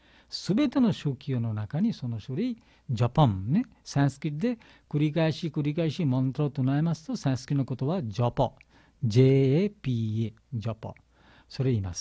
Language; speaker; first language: Japanese; non-native, learner; Bangla